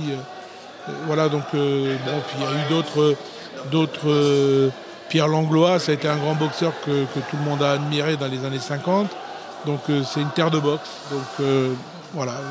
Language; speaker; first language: French; early bilingual, other home language; Italian